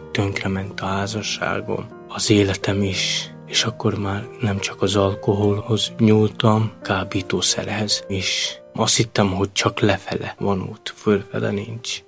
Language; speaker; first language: Hungarian; non-native, local second language; Romany